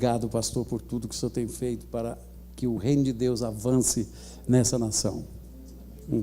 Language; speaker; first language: Portuguese; native; Portuguese